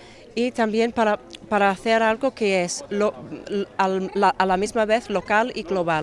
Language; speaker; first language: Spanish; non-native, fluent; English